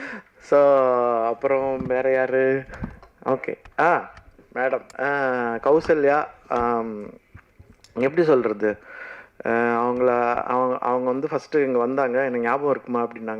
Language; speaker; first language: Tamil; native; Tamil